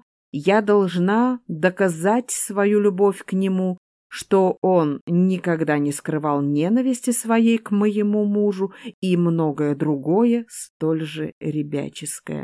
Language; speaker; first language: Russian; native; Russian